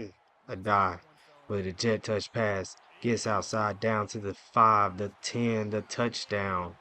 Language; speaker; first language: English; native; English